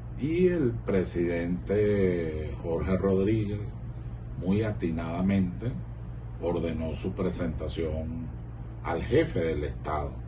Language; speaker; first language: Spanish; native; Spanish